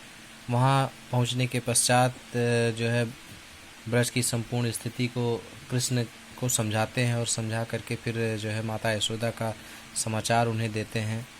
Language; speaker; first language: Hindi; native; Hindi